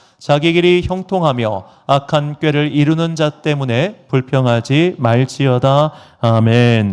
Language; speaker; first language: Korean; native; Korean